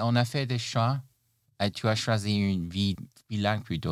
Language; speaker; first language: French; non-native, fluent; Chinese